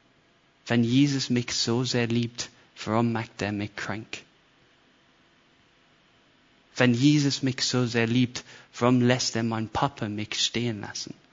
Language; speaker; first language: German; non-native, fluent; English